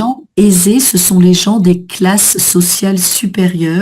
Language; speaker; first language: French; native; French